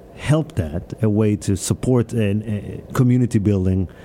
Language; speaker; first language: English; early bilingual, other home language; Hebrew